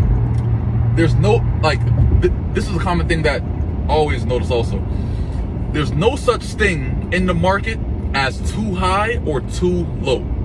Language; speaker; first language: English; native; English